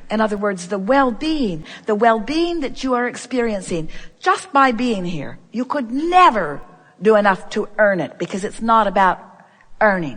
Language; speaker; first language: English; native; English